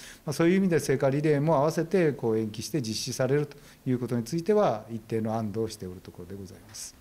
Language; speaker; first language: Japanese; native; Japanese